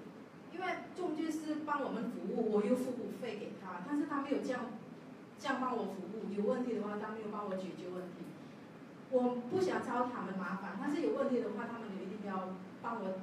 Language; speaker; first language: Chinese; non-native, learner; Javanese